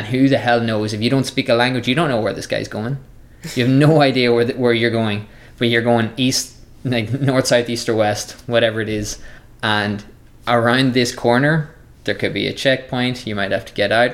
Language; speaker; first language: English; native; English